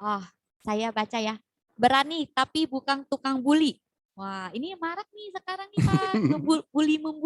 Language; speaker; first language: Indonesian; native; Indonesian